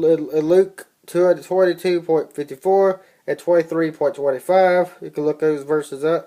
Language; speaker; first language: English; native; English